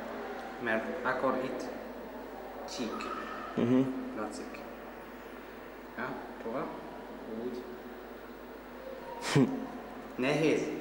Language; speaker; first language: Hungarian; non-native, learner; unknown